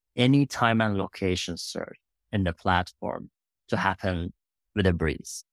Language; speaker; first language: English; non-native, fluent; Persian